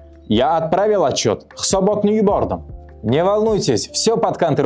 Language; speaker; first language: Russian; non-native, fluent; Uzbek